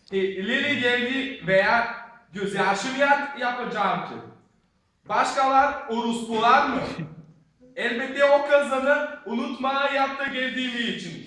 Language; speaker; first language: Turkish; non-native, learner; Bulgarian